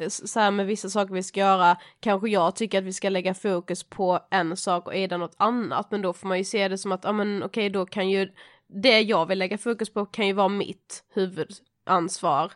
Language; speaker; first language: Swedish; native; Swedish